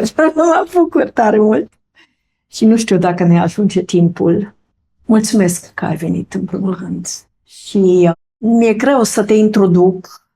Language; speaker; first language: Romanian; non-native, fluent; German